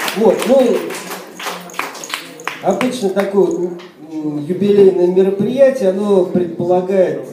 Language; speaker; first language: Russian; native; Russian